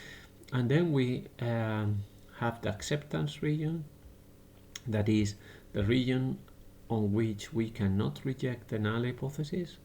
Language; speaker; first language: English; non-native, fluent; Spanish